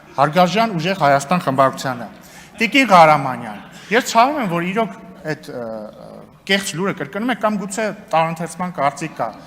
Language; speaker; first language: Armenian; native; Armenian